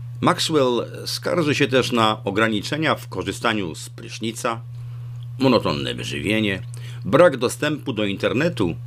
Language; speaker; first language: Polish; native; Polish